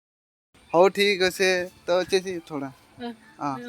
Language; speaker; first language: Hindi; non-native, local second language; Odia